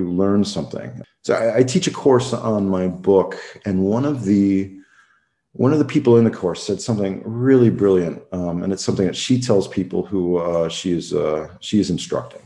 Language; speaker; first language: English; native; English